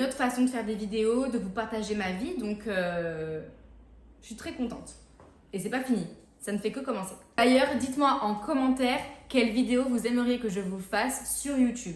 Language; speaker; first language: French; native; French